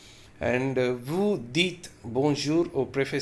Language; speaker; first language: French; non-native, fluent; Tamil